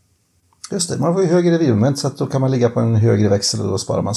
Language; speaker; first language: Swedish; native; Swedish